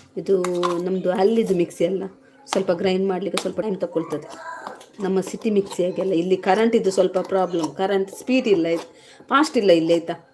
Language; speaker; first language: Kannada; non-native, local second language; Tulu